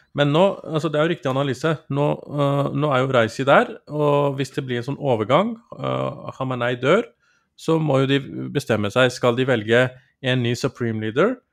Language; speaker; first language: Norwegian; early bilingual, other home language; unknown